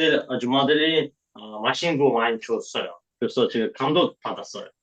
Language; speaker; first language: Korean; non-native, learner; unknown